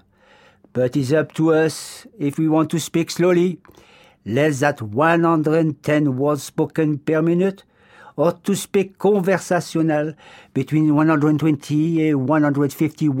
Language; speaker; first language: English; non-native, fluent; French